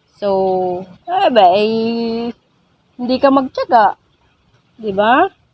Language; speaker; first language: Filipino; non-native, local second language; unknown